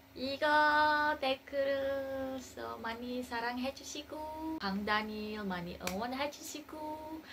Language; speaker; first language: Korean; non-native, learner; Indonesian